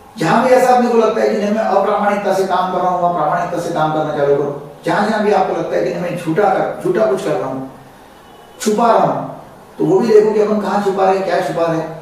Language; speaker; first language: Hindi; non-native, local second language; Marathi